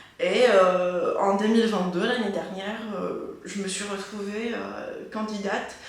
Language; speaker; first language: French; non-native, local second language; Arabic